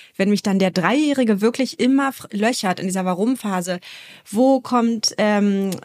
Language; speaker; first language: German; native; German